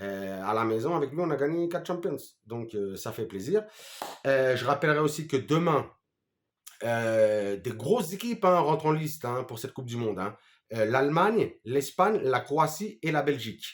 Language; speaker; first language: French; native; French